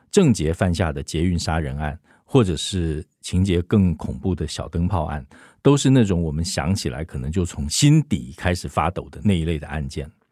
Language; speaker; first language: Chinese; native; Chinese